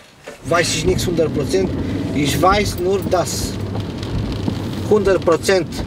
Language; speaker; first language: German; non-native, learner; Romanian